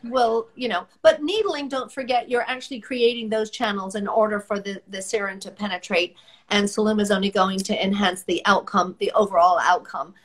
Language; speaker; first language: English; native; English